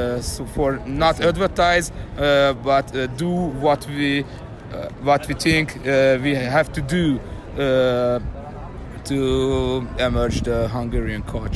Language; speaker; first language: English; non-native, learner; Hungarian